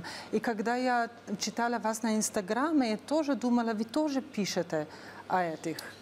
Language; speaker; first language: Russian; non-native, fluent; Slovenian